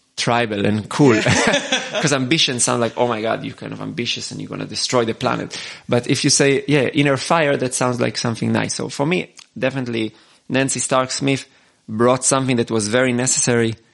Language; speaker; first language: English; non-native, fluent; Hebrew